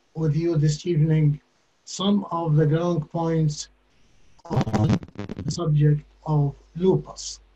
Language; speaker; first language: English; non-native, fluent; Arabic